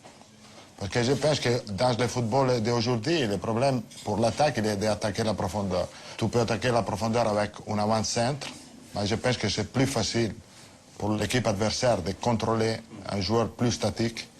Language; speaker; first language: French; non-native, fluent; Italian